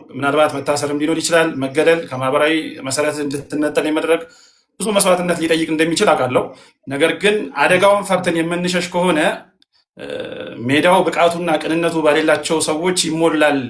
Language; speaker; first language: Amharic; non-native, local second language; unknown